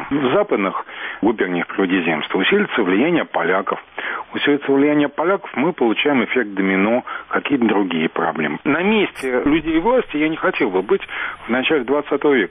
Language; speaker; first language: Russian; native; Russian